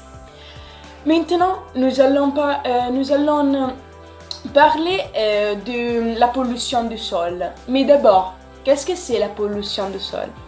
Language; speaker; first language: French; non-native, learner; Italian